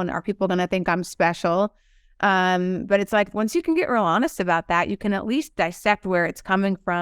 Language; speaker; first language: English; native; English